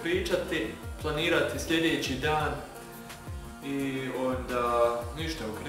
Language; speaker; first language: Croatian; early bilingual, heritage; Croatian